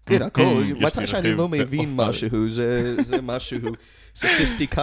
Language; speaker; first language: Hebrew; non-native, fluent; English